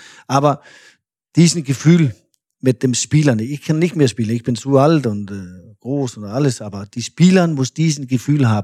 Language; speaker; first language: German; non-native, fluent; Danish